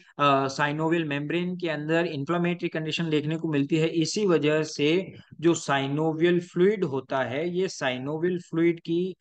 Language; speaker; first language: Hindi; native; Hindi